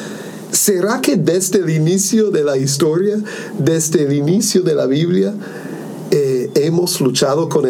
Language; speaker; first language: Spanish; non-native, fluent; English